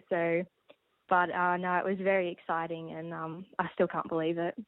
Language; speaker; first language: English; native; English